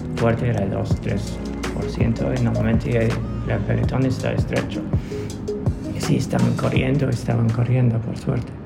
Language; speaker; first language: Spanish; non-native, learner; English